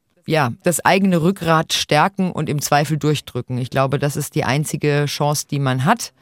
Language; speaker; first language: German; native; German